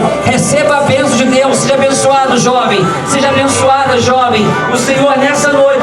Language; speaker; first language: Portuguese; native; Portuguese